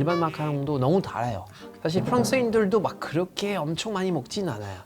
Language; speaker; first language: Korean; non-native, fluent; French